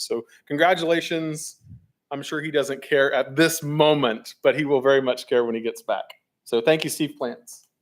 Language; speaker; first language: English; native; English